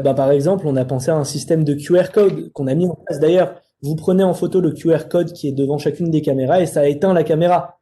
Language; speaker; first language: French; native; French